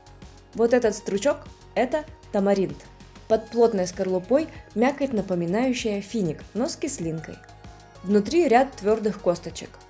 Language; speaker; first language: Russian; native; Russian